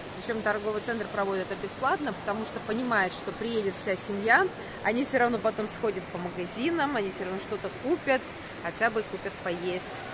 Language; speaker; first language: Russian; native; Russian